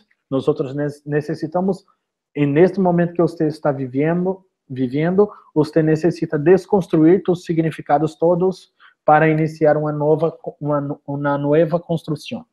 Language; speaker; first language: Spanish; non-native, learner; Portuguese